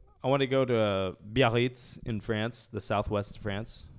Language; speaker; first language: English; early bilingual, other home language; French